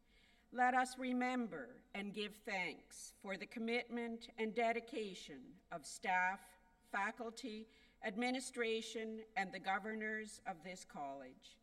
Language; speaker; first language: English; native; English